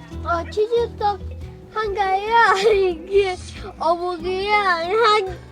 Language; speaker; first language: Korean; early bilingual, heritage; Korean